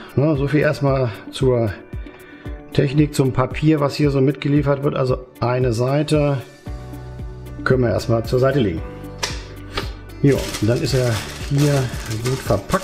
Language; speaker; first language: German; native; German